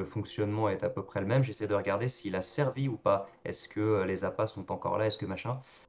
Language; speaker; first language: French; native; French